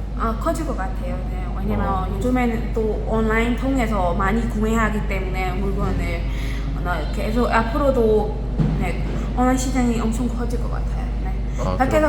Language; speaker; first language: Korean; non-native, learner; Burmese